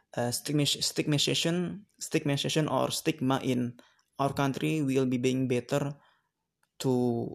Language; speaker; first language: English; non-native, learner; Indonesian